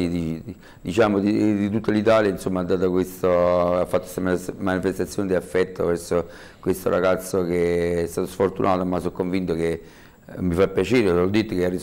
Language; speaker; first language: Italian; native; Italian